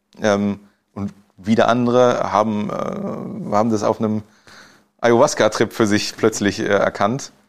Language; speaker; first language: German; native; German